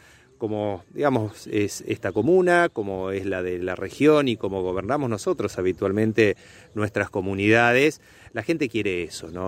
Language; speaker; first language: Spanish; native; Spanish